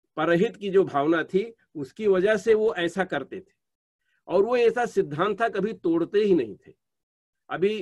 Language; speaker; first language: Hindi; native; Hindi